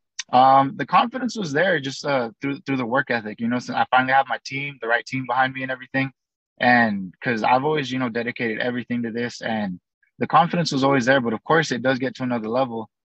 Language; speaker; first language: English; early bilingual, other home language; Spanish